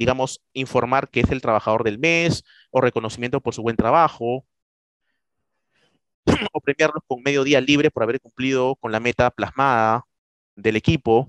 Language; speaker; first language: Spanish; native; Spanish